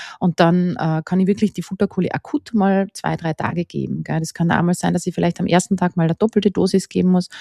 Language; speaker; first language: German; native; German